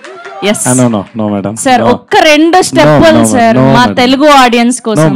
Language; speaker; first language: Telugu; native; Telugu